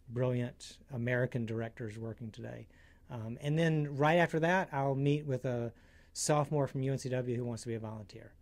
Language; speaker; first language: English; native; English